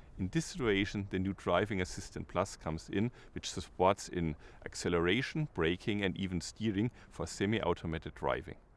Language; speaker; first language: English; non-native, fluent; German